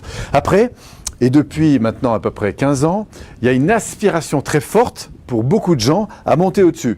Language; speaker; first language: French; native; French